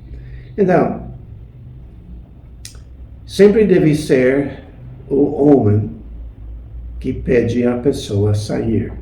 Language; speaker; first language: Portuguese; non-native, fluent; English